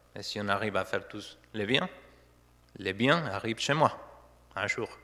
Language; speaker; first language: French; non-native, fluent; Spanish